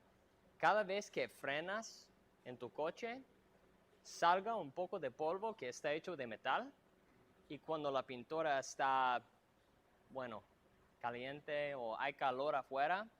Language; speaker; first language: Spanish; non-native, fluent; English